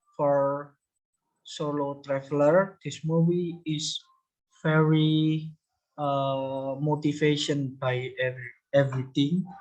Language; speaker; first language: English; non-native, learner; Indonesian